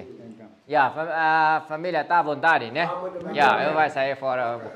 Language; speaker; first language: Portuguese; non-native, learner; Vietnamese